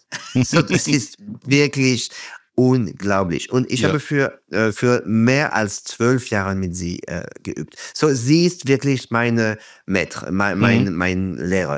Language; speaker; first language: German; non-native, fluent; French